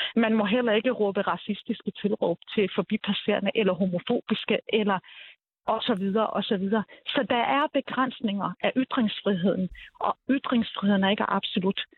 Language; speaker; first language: Danish; early bilingual, other home language; Arabic